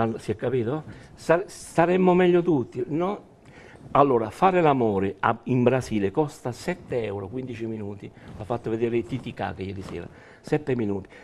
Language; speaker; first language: Italian; native; Italian